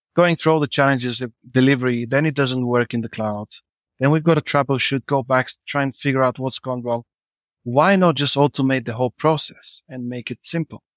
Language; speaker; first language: English; non-native, fluent; Bulgarian